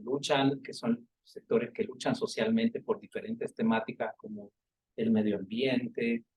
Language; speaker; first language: Spanish; native; Spanish